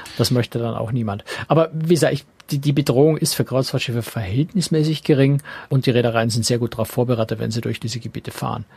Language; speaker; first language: German; native; German